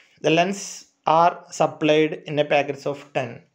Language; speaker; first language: English; non-native, local second language; Malayalam